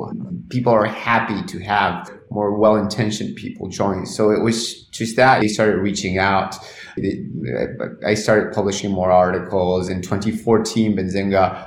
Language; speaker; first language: English; non-native, fluent; Spanish